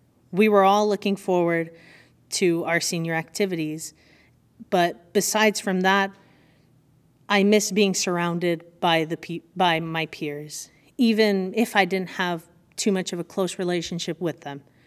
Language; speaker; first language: English; early bilingual, other home language; Spanish